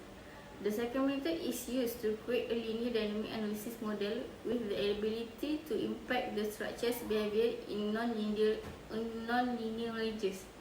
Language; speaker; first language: English; non-native, local second language; Malay